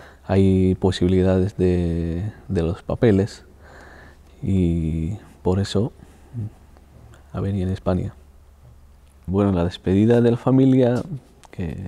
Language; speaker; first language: Spanish; non-native, fluent; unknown